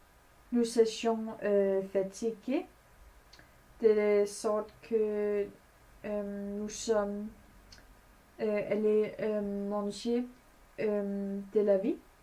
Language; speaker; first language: French; non-native, learner; Danish